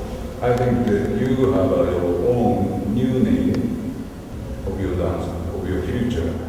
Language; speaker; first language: English; non-native, learner; Japanese